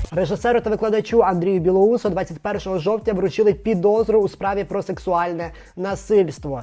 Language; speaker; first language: Ukrainian; native; Ukrainian